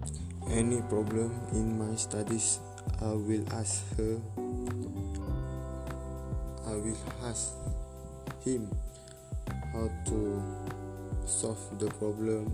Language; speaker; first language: English; non-native, learner; Malay